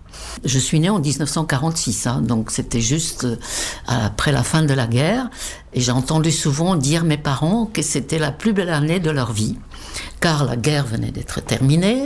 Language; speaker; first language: French; non-native, fluent; Czech